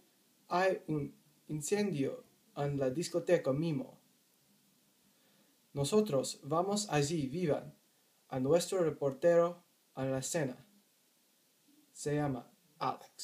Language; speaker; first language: Spanish; non-native, learner; English